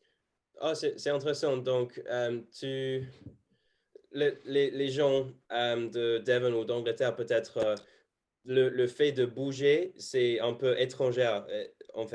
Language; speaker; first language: French; non-native, fluent; English